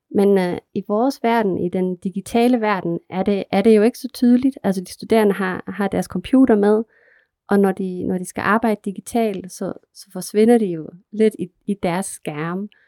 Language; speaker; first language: Danish; non-native, fluent; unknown